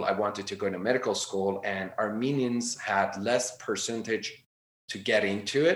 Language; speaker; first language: English; non-native, fluent; Armenian